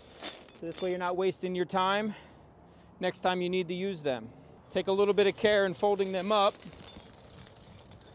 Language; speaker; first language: English; native; English